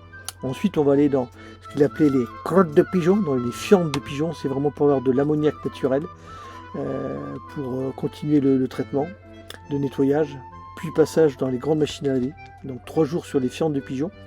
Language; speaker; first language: French; native; French